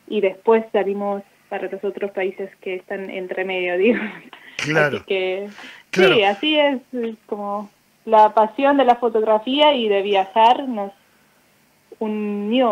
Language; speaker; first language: Spanish; non-native, fluent; German